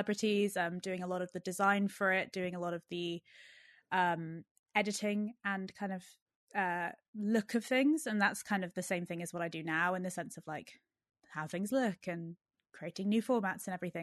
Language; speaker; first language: English; native; English